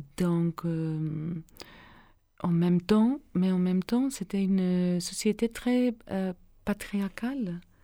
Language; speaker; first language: French; non-native, learner; Greek